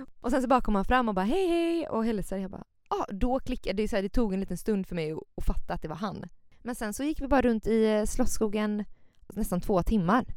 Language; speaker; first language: Swedish; native; Swedish